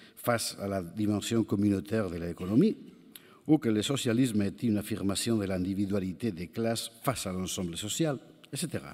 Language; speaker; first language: French; non-native, fluent; Spanish